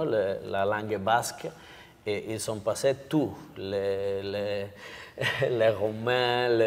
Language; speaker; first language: French; non-native, learner; Basque